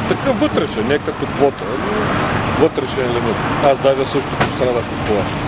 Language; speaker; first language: Bulgarian; native; Bulgarian